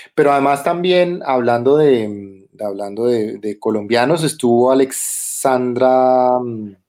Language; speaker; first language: Spanish; native; Spanish